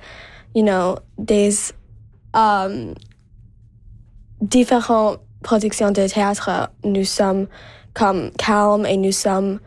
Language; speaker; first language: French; non-native, local second language; English